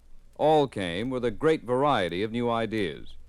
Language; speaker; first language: English; native; English